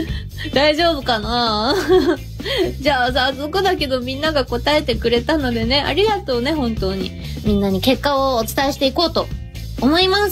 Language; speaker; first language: Japanese; native; Japanese